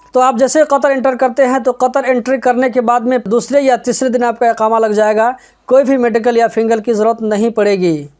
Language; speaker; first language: Hindi; native; Hindi